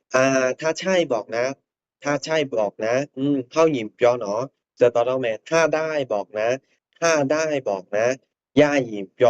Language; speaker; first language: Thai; non-native, fluent; Burmese